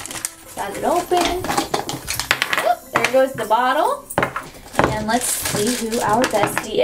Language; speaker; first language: English; native; English